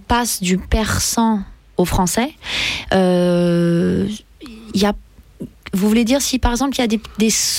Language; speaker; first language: French; early bilingual, other home language; Persian